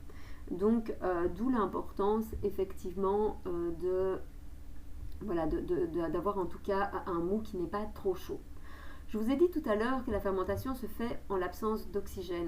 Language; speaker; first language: French; native; French